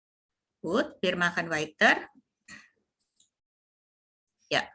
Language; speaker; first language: German; non-native, fluent; Indonesian